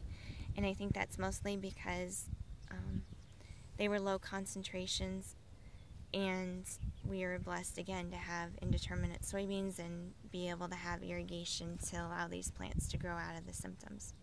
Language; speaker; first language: English; native; English